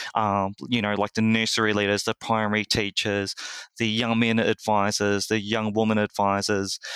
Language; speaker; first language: English; native; English